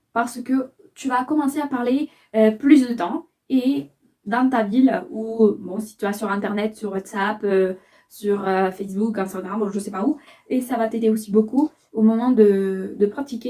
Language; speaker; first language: French; non-native, fluent; Spanish